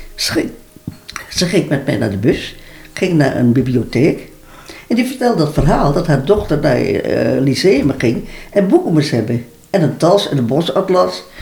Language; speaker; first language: Dutch; early bilingual, other home language; Malay